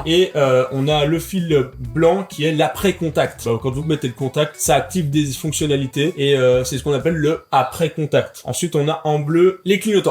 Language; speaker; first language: French; native; French